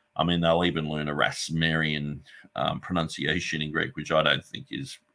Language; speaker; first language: English; native; English